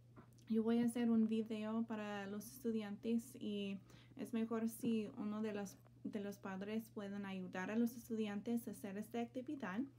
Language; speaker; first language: Spanish; non-native, learner; English